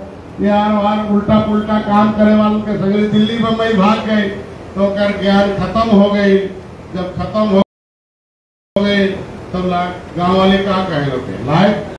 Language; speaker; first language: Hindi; native; Hindi